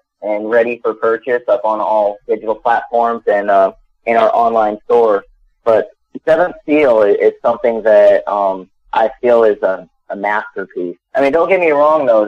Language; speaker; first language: English; native; English